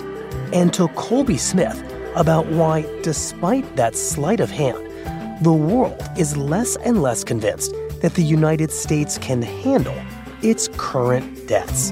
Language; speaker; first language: English; native; English